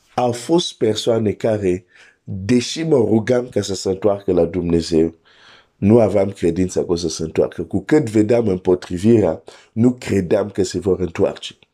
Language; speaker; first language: Romanian; non-native, fluent; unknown